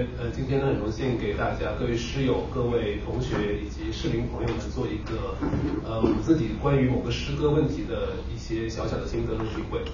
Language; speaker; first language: Chinese; native; Chinese